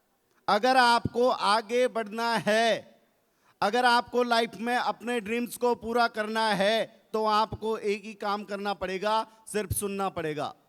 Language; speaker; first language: Hindi; native; Hindi